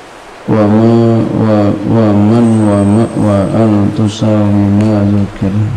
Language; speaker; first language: Arabic; non-native, fluent; Indonesian